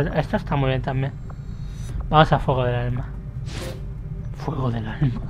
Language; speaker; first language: Spanish; native; Spanish